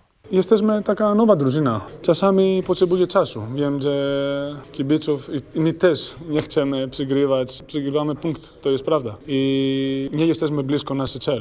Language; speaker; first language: Polish; non-native, learner; Greek